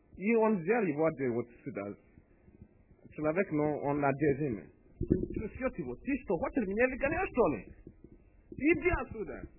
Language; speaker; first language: Russian; non-native, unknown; English